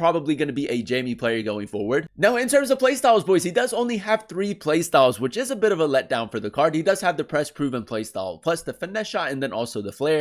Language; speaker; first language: English; native; English